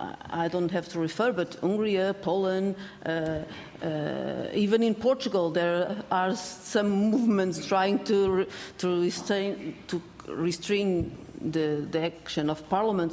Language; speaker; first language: English; non-native, learner; Portuguese